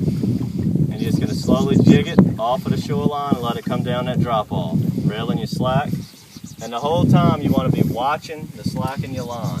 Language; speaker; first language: English; native; English